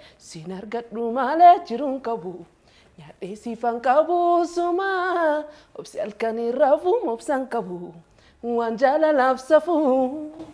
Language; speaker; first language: Oromo; early bilingual, heritage; Oromo